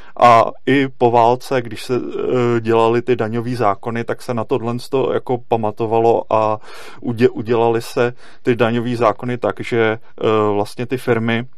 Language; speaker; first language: Czech; native; Czech